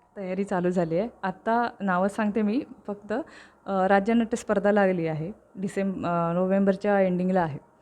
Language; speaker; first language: Marathi; native; Marathi